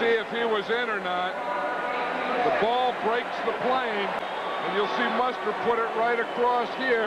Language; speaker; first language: English; native; English